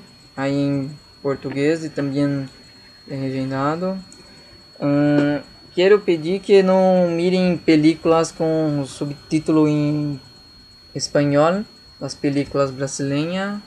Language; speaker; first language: Spanish; non-native, learner; Portuguese